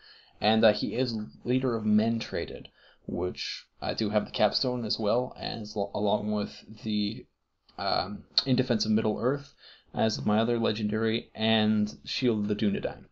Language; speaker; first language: English; native; English